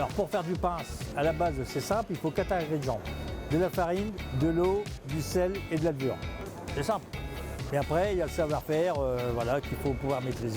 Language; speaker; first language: French; native; French